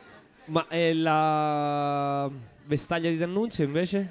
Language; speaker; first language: Italian; native; Italian